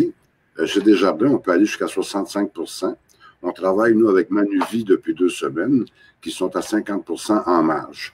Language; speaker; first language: French; native; French